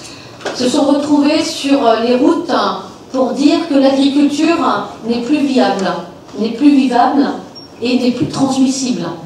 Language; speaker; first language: French; native; French